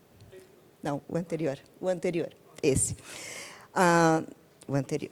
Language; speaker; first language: Portuguese; native; Portuguese